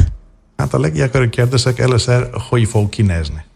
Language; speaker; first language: Hungarian; non-native, fluent; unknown